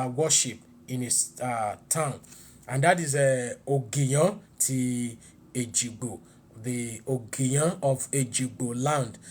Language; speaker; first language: English; non-native, local second language; Yoruba